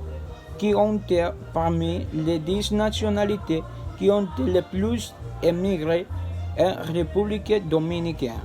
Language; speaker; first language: French; non-native, learner; Spanish